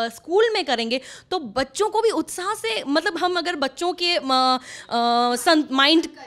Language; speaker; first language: Hindi; native; Hindi